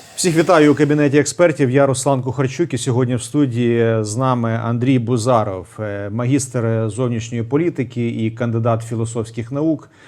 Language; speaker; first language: Ukrainian; native; Ukrainian